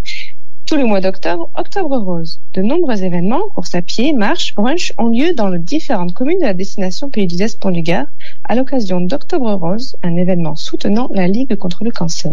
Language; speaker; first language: French; native; French